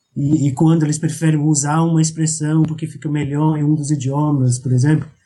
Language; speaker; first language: Portuguese; non-native, fluent; English